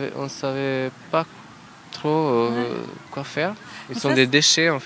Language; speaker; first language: French; non-native, learner; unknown